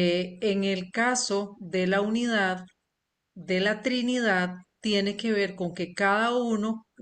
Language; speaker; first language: Spanish; native; Spanish